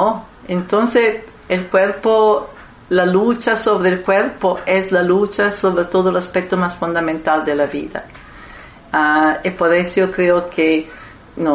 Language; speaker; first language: Spanish; non-native, fluent; Italian